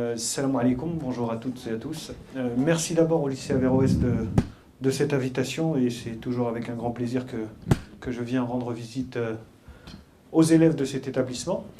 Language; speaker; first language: French; early bilingual, other home language; Arabic